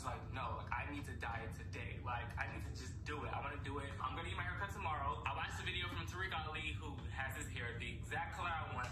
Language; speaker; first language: English; native; English